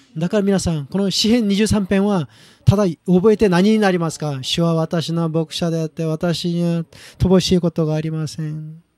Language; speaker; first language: Japanese; non-native, fluent; Korean